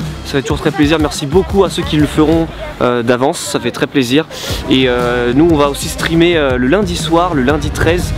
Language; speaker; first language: French; native; French